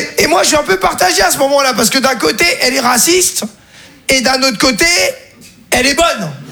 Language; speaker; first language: French; native; French